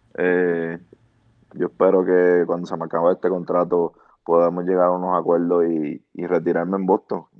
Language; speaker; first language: Spanish; native; Spanish